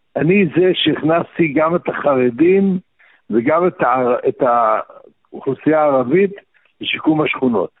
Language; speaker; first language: Hebrew; early bilingual, other home language; Arabic